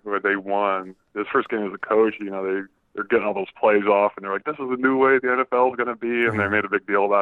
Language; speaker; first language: English; native; English